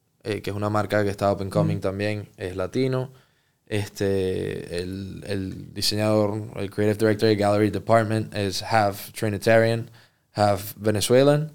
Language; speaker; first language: Spanish; early bilingual, heritage; Spanish